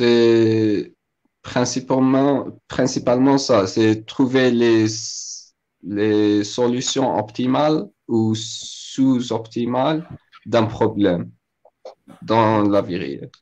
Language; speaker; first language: French; non-native, local second language; Arabic